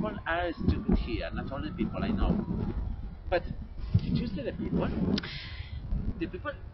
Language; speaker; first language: English; non-native, learner; Spanish